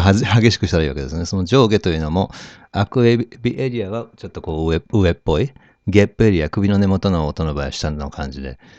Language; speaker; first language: Japanese; native; Japanese